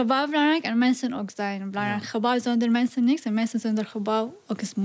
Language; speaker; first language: Dutch; non-native, learner; Arabic